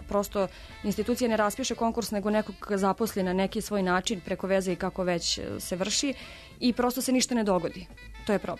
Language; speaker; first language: Serbian; native; Serbian